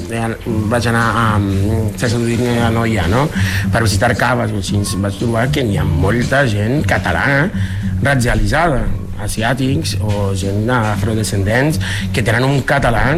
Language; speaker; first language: Catalan; non-native, fluent; Spanish